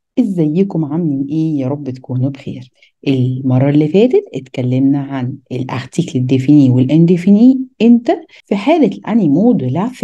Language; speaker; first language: Arabic; native; Arabic